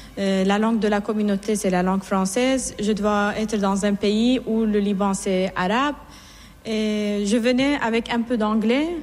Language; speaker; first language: French; non-native, fluent; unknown